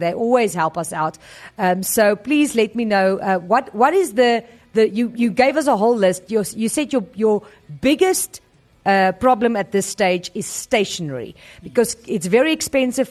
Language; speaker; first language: English; non-native, local second language; Afrikaans